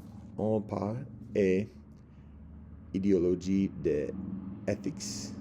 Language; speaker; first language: French; non-native, learner; English